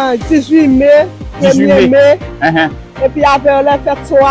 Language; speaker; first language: French; non-native, learner; Haitian Creole